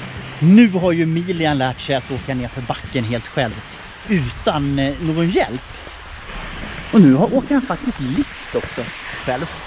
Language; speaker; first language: Swedish; native; Swedish